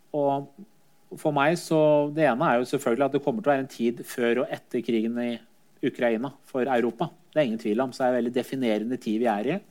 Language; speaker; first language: Norwegian; early bilingual, other home language; Persian